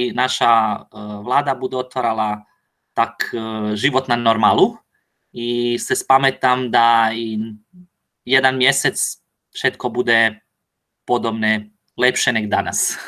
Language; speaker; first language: Slovak; non-native, learner; Croatian